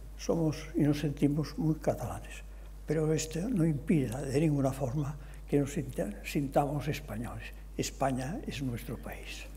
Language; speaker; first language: Spanish; non-native, local second language; Catalan